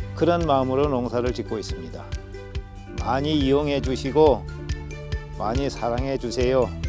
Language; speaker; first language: Korean; native; Korean